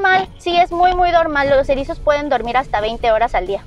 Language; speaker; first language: Spanish; native; Spanish